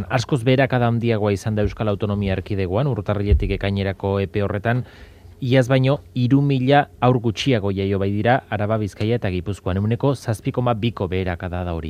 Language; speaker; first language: Basque; native; Basque